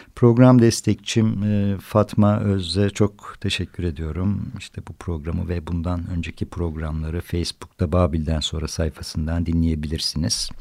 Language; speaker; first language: Turkish; native; Turkish